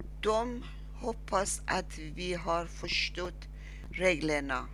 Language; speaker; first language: Swedish; non-native, learner; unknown